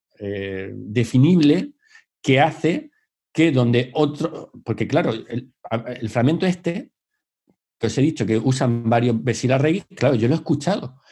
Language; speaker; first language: Spanish; native; Spanish